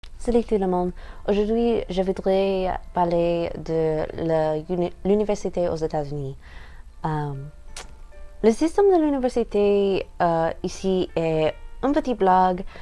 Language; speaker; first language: French; non-native, learner; English